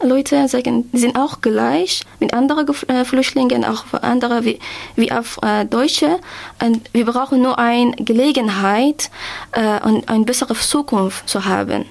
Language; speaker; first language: German; non-native, learner; Persian